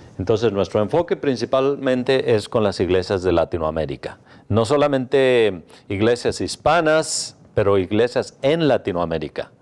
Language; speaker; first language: Spanish; native; Spanish